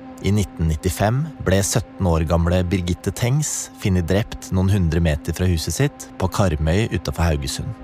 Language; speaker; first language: Norwegian; native; Norwegian